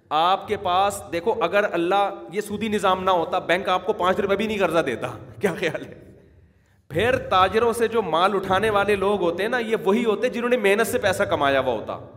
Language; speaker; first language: Urdu; native; Urdu